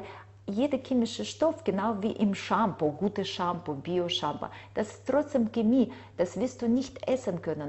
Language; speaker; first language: German; non-native, fluent; Russian